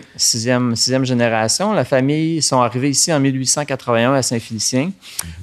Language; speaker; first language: French; native; French